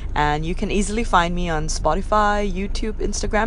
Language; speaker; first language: English; non-native, local second language; Min Nan Chinese